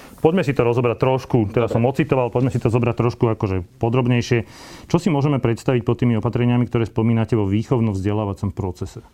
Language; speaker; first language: Slovak; native; Slovak